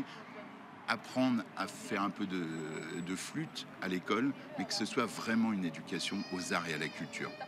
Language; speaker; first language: French; native; French